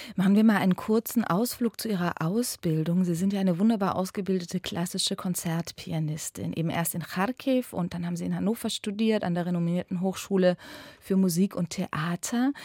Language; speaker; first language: German; native; German